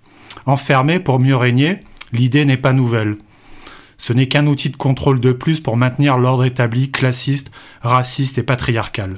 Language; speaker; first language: French; native; French